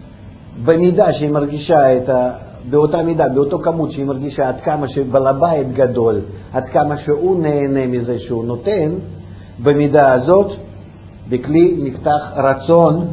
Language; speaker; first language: Hebrew; non-native, fluent; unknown